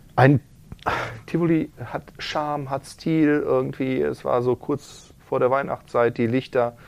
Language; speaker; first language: German; non-native, fluent; Croatian